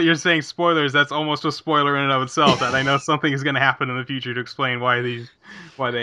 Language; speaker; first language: English; native; English